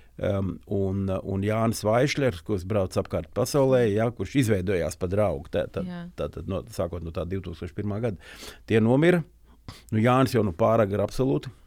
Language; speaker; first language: Latvian; native; Latvian